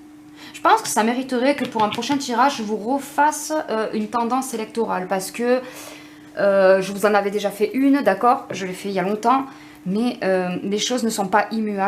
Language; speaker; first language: French; native; French